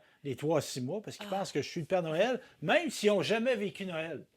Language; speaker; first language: French; native; French